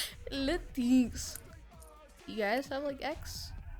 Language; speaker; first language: English; native; English